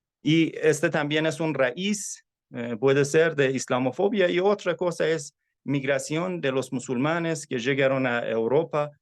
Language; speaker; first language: Spanish; non-native, fluent; Persian